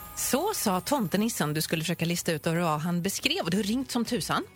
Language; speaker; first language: Swedish; native; Swedish